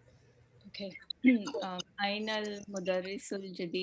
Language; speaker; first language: Arabic; non-native, learner; English